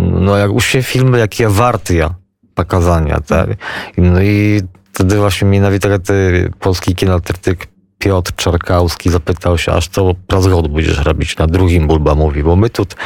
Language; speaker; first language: Polish; non-native, local second language; Belarusian